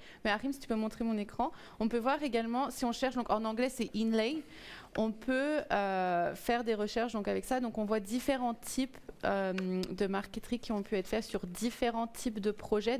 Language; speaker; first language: French; native; French